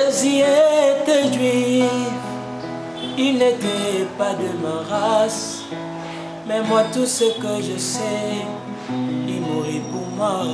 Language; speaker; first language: French; non-native, local second language; Lingala